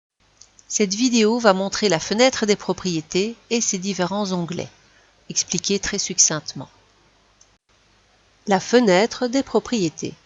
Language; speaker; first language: French; native; French